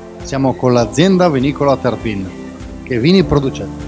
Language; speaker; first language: Italian; native; Italian